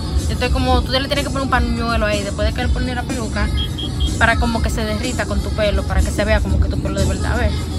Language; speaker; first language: Spanish; early bilingual, heritage; Spanish